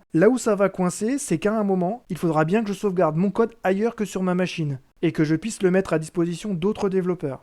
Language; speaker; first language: French; native; French